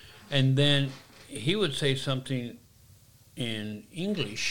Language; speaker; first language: English; native; English